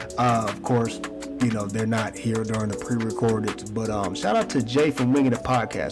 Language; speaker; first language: English; native; English